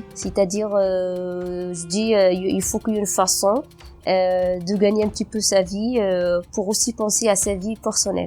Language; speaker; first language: French; non-native, local second language; Berber languages